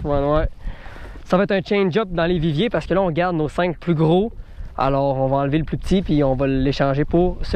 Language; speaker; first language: French; native; French